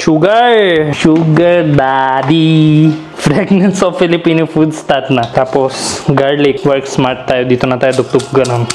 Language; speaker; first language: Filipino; non-native, learner; Punjabi